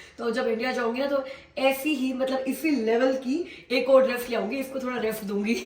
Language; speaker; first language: Hindi; native; Hindi